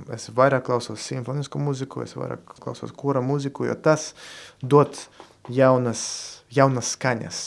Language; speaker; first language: Latvian; non-native, local second language; Russian